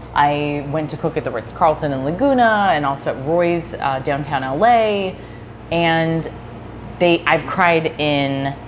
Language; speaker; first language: English; native; English